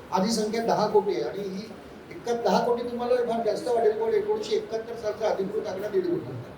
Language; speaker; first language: Marathi; native; Marathi